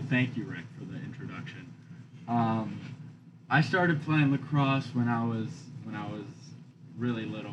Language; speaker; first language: English; native; English